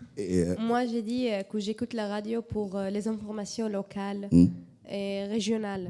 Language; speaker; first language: French; non-native, learner; Arabic